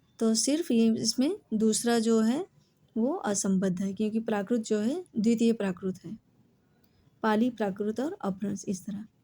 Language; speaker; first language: Hindi; native; Hindi